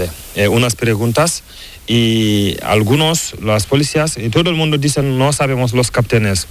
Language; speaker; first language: Spanish; non-native, learner; Fula